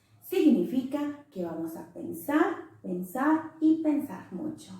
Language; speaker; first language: Spanish; non-native, local second language; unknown